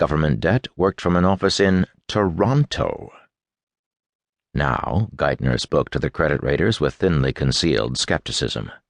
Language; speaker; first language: English; native; English